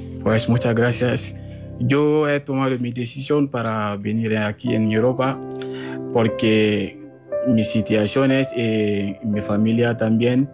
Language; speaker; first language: Spanish; non-native, learner; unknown